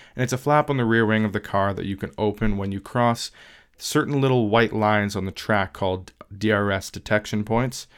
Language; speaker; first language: English; native; English